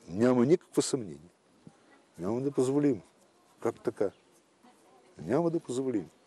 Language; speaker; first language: Bulgarian; non-native, fluent; Russian